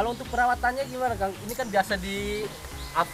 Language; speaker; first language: Indonesian; native; Indonesian